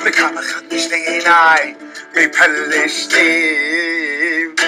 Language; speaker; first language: Hebrew; non-native, fluent; English